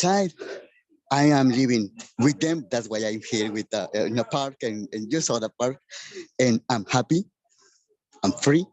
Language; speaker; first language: English; non-native, learner; Spanish